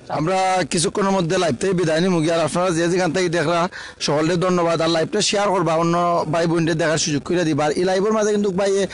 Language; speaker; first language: Bangla; native; Bangla